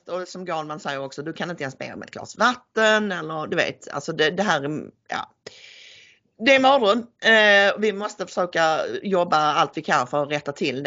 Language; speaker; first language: Swedish; native; Swedish